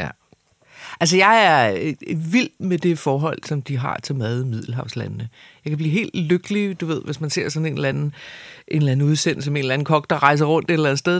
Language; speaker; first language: Danish; native; Danish